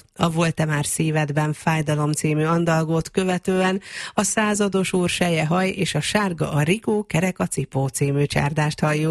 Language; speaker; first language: Hungarian; native; Hungarian